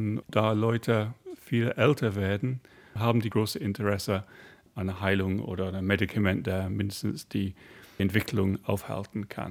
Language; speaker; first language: German; non-native, fluent; English